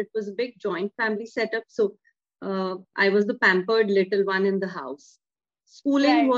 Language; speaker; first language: English; non-native, local second language; Hindi